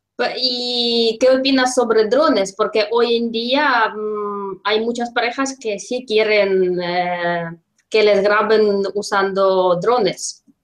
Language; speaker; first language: Spanish; non-native, fluent; Russian